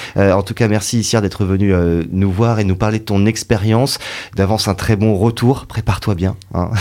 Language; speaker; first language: French; native; French